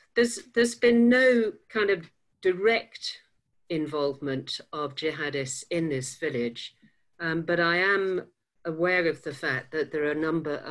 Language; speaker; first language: English; native; English